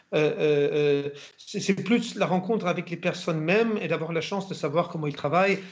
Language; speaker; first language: French; non-native, fluent; German